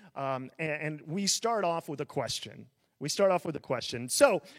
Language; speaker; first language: English; native; English